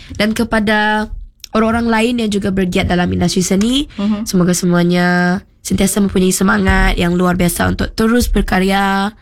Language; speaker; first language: Malay; non-native, local second language; Iban